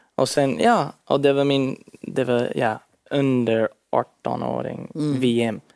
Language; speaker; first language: Swedish; early bilingual, heritage; Swedish